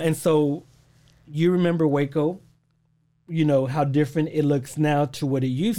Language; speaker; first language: English; early bilingual, other home language; Spanish